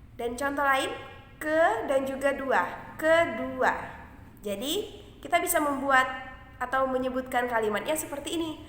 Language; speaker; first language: Indonesian; native; Indonesian